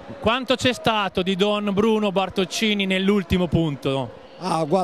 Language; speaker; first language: Italian; native; Italian